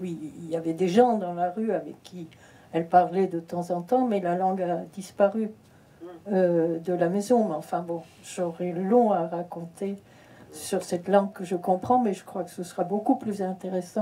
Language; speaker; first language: French; early bilingual, heritage; French